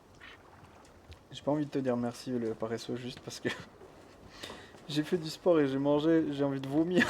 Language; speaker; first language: French; native; French